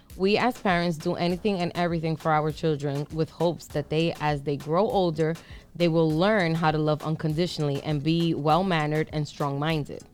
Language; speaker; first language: English; early bilingual, other home language; Spanish